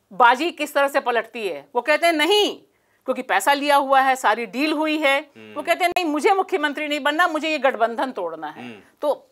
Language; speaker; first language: Hindi; native; Hindi